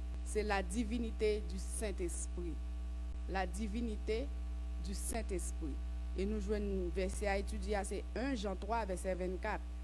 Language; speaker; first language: French; non-native, local second language; Haitian Creole